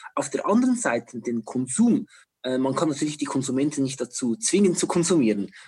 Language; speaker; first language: German; non-native, fluent; Chinese